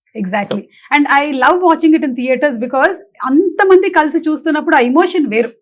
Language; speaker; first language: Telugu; non-native, local second language; Malayalam